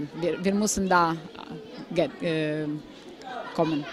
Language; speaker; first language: German; non-native, fluent; Italian